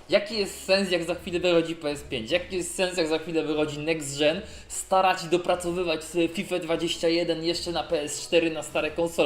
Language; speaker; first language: Polish; native; Polish